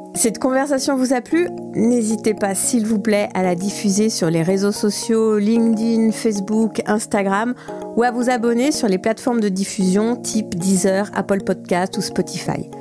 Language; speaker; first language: French; native; French